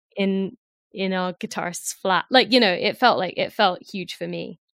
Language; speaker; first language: English; native; English